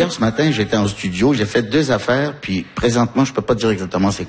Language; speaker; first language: French; early bilingual, other home language; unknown